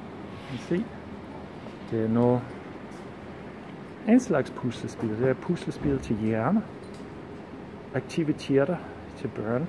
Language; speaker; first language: Danish; non-native, fluent; English